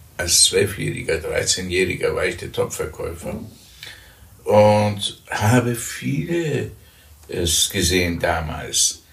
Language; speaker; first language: German; early bilingual, other home language; Persian